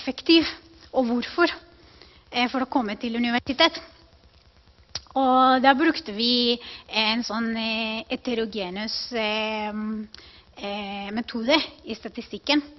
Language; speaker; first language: Norwegian; non-native, fluent; Spanish